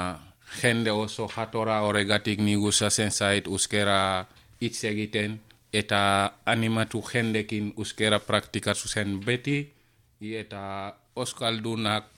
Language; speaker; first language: Basque; non-native, learner; Wolof